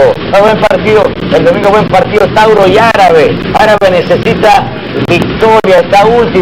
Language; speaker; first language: Spanish; native; Spanish